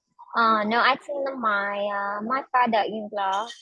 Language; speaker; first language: English; non-native, learner; Vietnamese